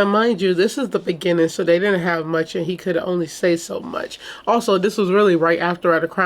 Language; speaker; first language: English; native; English